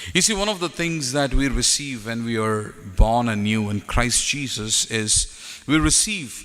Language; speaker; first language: English; non-native, local second language; Telugu